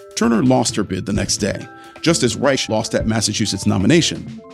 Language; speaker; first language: English; native; English